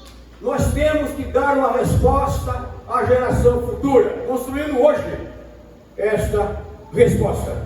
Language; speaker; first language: Portuguese; native; Portuguese